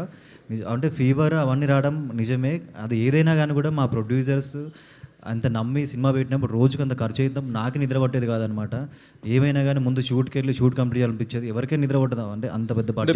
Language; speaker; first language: Telugu; native; Telugu